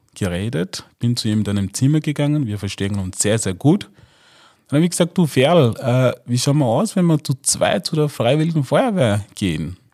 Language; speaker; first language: German; non-native, fluent; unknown